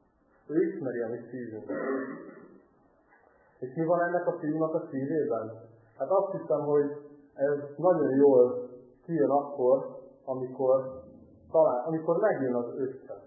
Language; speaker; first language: Hungarian; native; Hungarian